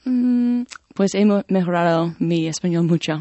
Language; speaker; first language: Spanish; non-native, fluent; English